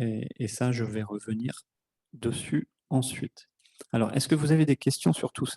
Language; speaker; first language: French; native; French